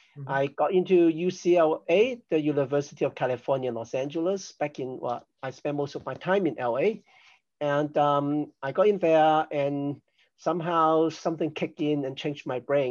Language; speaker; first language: English; non-native, local second language; Cantonese